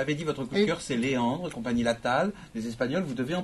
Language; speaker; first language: French; native; French